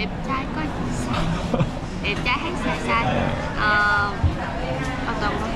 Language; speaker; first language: Korean; non-native, learner; Vietnamese